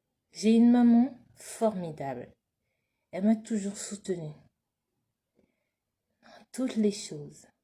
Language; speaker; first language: French; native; French